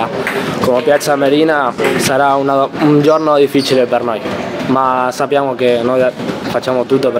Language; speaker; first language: Italian; non-native, learner; Spanish